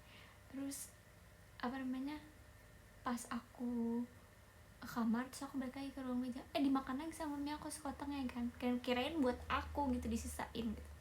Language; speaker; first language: Indonesian; native; Indonesian